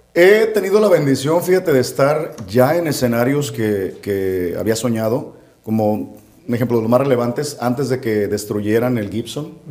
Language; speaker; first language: Spanish; native; Spanish